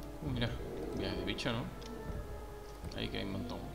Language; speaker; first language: Spanish; native; Spanish